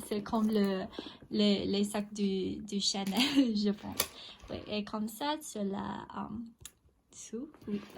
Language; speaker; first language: French; non-native, learner; English